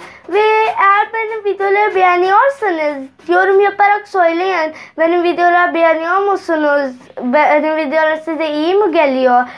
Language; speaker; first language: Turkish; non-native, learner; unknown